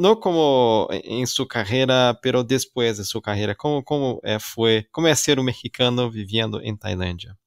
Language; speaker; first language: Spanish; non-native, fluent; Portuguese